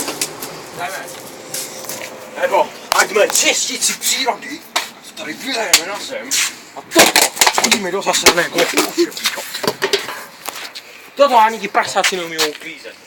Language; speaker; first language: Czech; native; Czech